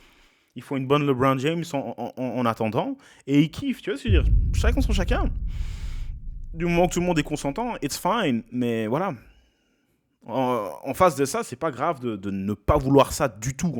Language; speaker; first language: French; native; French